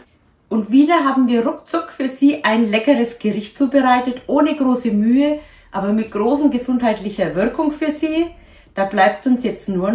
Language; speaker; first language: German; native; German